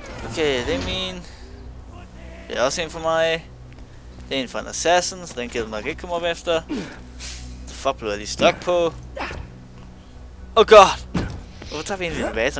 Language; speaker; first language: Danish; native; Danish